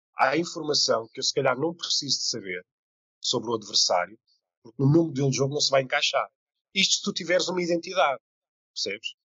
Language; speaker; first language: Portuguese; native; Portuguese